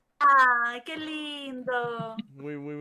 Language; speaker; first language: Portuguese; non-native, learner; Spanish